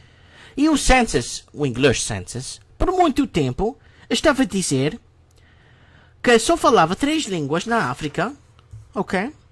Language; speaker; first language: Portuguese; non-native, learner; English